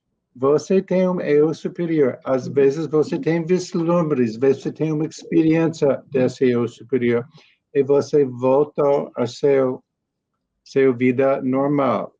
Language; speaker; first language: Portuguese; non-native, learner; English